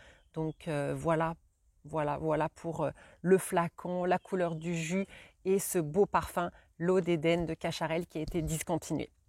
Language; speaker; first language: French; native; French